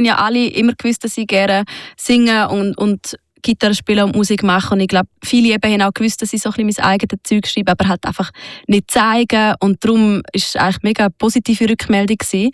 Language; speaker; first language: German; native; German